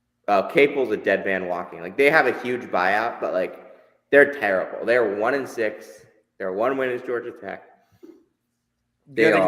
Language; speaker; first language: English; native; English